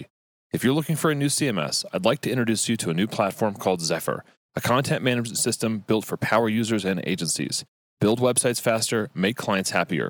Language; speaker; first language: English; native; English